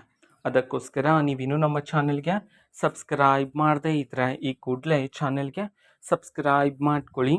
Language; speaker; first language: Kannada; native; Kannada